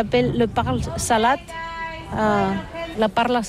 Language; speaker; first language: French; non-native, learner; Catalan